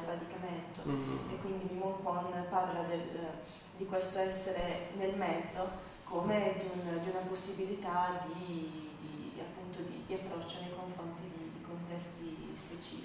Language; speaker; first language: Italian; native; Italian